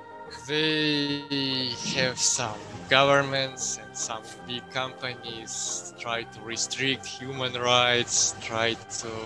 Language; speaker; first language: English; non-native, fluent; Russian